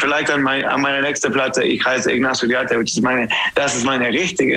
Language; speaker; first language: German; non-native, fluent; English